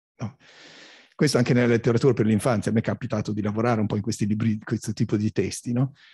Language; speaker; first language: Italian; native; Italian